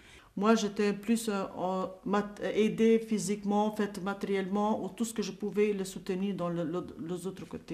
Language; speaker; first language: French; non-native, fluent; Albanian